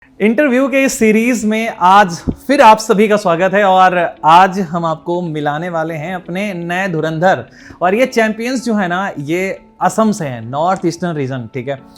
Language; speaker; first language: Hindi; native; Hindi